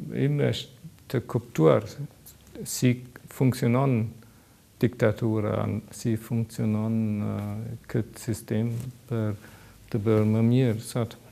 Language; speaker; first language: Albanian; non-native, learner; German